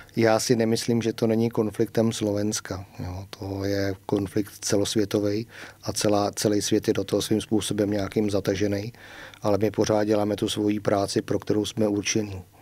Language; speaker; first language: Czech; native; Czech